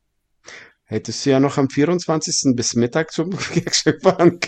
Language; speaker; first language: German; non-native, fluent; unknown